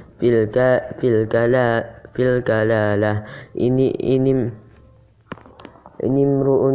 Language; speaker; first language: Arabic; non-native, learner; Indonesian